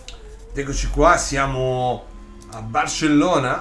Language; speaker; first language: Italian; native; Italian